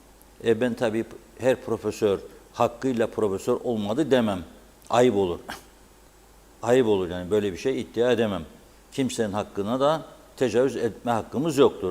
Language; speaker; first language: Turkish; native; Turkish